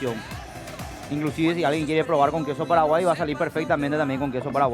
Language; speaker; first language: Spanish; native; Spanish